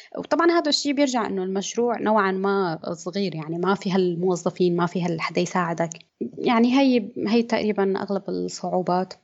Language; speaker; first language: Arabic; native; Arabic